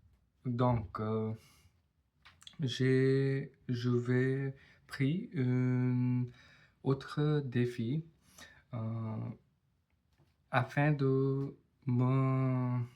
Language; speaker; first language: French; non-native, learner; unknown